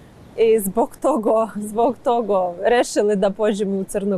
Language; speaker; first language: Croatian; non-native, learner; Ukrainian